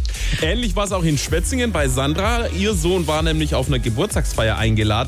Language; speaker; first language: German; native; German